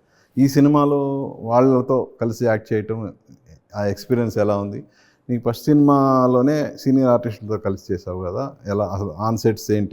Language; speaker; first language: Telugu; native; Telugu